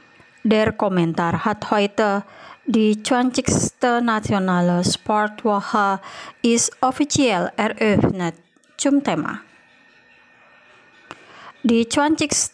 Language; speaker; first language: German; non-native, fluent; Indonesian